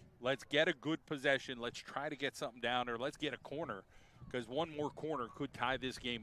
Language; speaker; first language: English; native; English